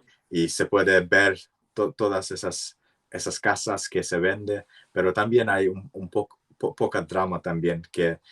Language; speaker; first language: Spanish; non-native, learner; English